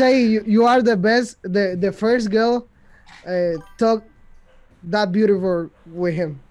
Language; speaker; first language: English; non-native, learner; Spanish